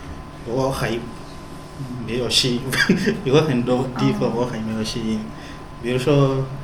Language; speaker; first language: Chinese; non-native, fluent; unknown